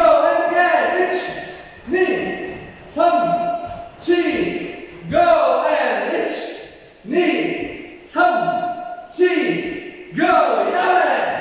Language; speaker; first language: English; non-native, learner; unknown